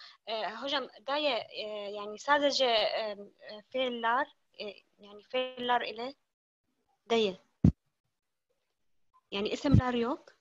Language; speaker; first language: Turkish; non-native, learner; Arabic